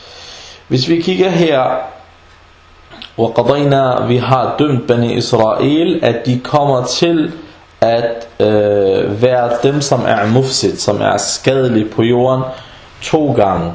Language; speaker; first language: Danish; non-native, fluent; Arabic